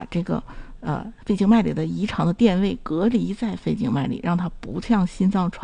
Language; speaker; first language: Chinese; native; Chinese